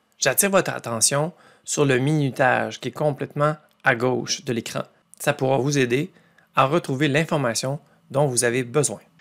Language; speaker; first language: French; native; French